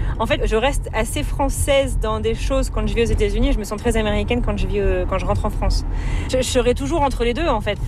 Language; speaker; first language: French; native; French